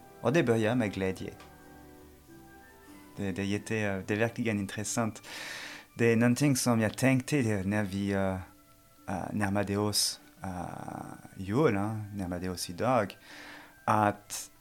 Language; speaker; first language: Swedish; non-native, fluent; French